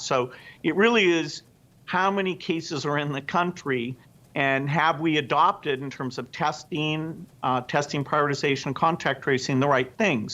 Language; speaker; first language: English; native; English